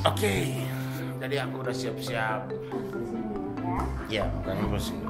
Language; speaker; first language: Indonesian; non-native, learner; Japanese